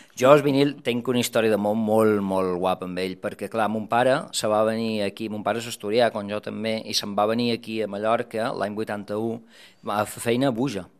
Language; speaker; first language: Catalan; non-native, local second language; Spanish